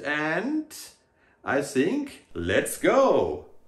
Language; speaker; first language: English; non-native, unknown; German